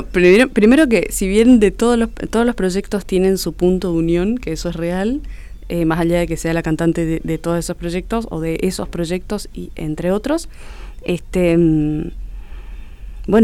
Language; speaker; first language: Spanish; native; Spanish